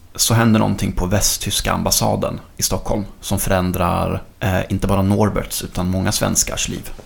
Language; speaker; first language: Swedish; native; Swedish